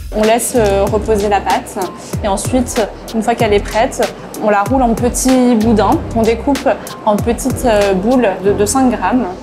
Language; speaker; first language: French; native; French